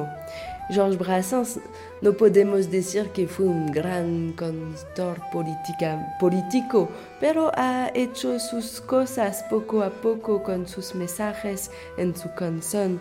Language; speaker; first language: Spanish; non-native, fluent; French